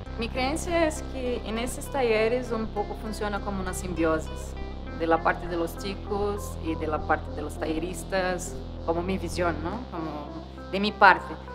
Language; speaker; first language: Spanish; non-native, fluent; Portuguese